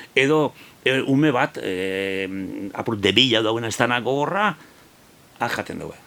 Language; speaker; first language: Basque; native; Basque